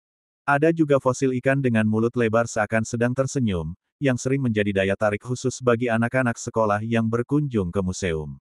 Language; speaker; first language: Indonesian; native; Indonesian